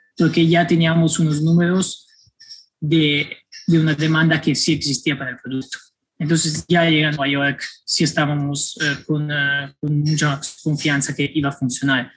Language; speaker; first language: Spanish; non-native, fluent; Italian